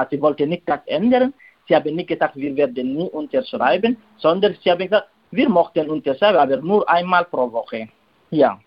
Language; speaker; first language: German; non-native, learner; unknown